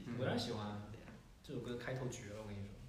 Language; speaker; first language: Chinese; native; Chinese